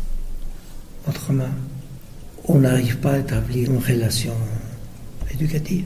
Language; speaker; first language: French; non-native, fluent; Spanish